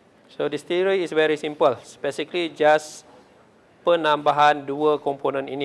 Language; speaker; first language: English; non-native, local second language; Malay